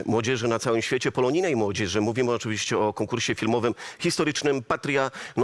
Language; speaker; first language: Polish; native; Polish